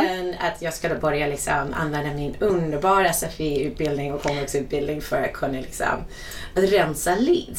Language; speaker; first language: Swedish; non-native, fluent; English